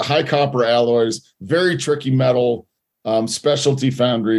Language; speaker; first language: English; native; English